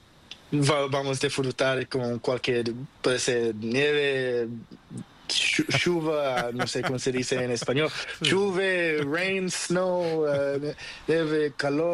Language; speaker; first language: Spanish; non-native, learner; Portuguese